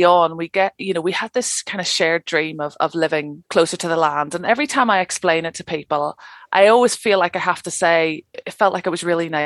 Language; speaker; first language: English; native; English